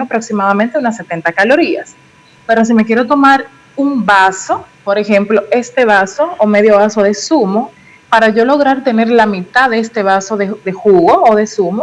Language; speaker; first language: Spanish; native; Spanish